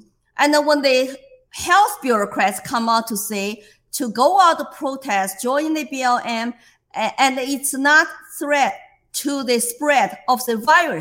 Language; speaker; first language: English; non-native, fluent; Chinese